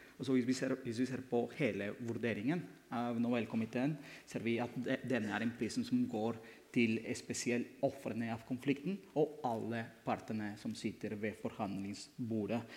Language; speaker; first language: Norwegian; non-native, fluent; Spanish